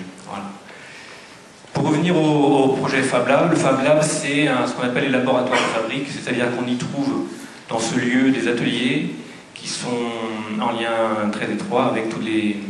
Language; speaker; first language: French; native; French